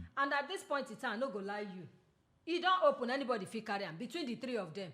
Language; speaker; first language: Nigerian Pidgin; non-native, local second language; Yoruba